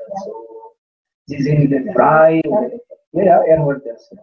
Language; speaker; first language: German; non-native, learner; Arabic